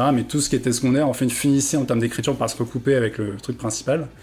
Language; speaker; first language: French; native; French